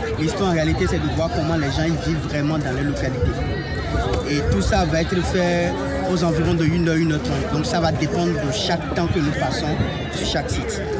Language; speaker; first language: French; non-native, local second language; Fon